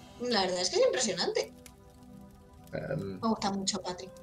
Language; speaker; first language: Spanish; native; Spanish